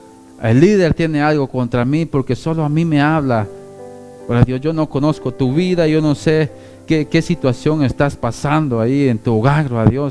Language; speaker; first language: Spanish; native; Spanish